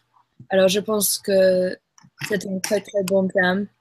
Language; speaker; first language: French; non-native, learner; English